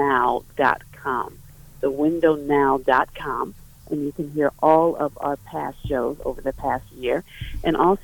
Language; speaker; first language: English; native; English